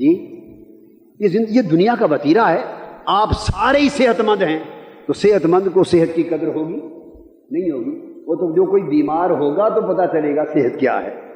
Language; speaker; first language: Urdu; native; Urdu